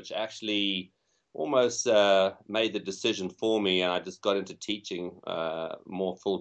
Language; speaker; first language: English; native; English